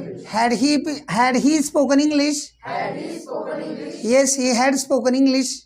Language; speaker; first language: English; non-native, local second language; Marathi